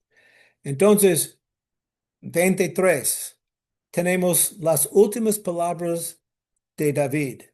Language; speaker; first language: Spanish; non-native, fluent; English